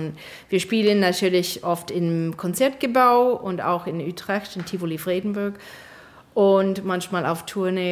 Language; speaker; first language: German; non-native, fluent; English